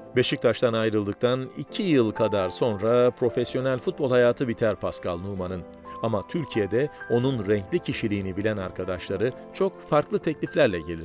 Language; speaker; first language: Turkish; native; Turkish